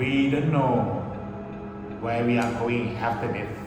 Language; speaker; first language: English; early bilingual, other home language; Thai